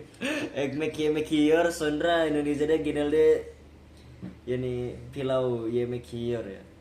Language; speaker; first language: Turkish; non-native, learner; Indonesian